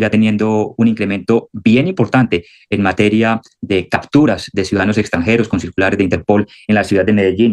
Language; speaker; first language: Spanish; native; Spanish